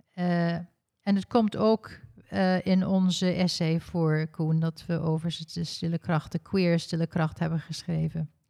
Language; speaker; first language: Dutch; early bilingual, heritage; Dutch